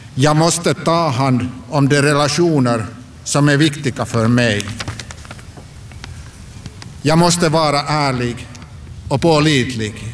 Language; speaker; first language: Swedish; non-native, local second language; Finnish